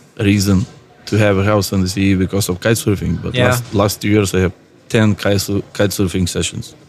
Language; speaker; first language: English; non-native, fluent; Lithuanian